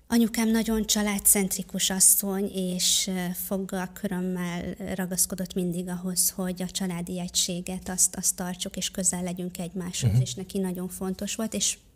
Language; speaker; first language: Hungarian; native; Hungarian